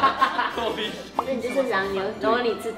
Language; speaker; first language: Chinese; native; Chinese